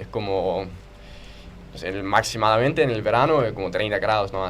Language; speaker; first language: Spanish; non-native, fluent; Danish